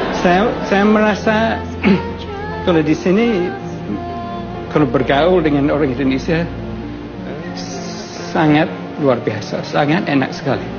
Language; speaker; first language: Indonesian; non-native, fluent; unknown